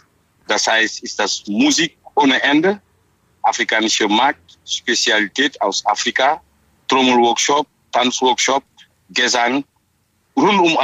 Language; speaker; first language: German; non-native, fluent; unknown